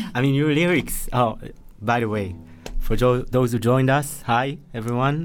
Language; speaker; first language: English; non-native, fluent; Hebrew